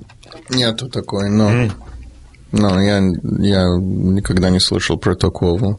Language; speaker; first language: Russian; early bilingual, heritage; Russian